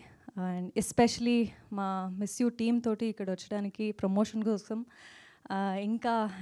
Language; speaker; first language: Telugu; non-native, fluent; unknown